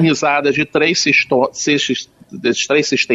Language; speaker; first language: Portuguese; native; Portuguese